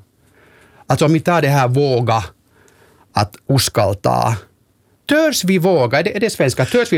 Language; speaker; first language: Swedish; non-native, local second language; Finnish